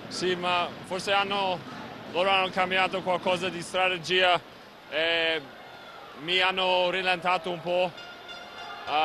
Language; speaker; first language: Italian; non-native, fluent; English